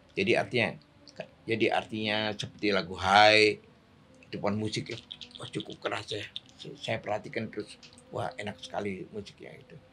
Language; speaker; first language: Indonesian; native; Indonesian